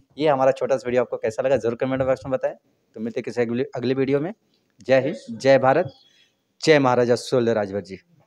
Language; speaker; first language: Hindi; native; Hindi